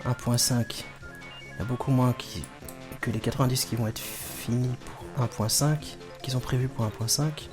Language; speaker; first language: French; native; French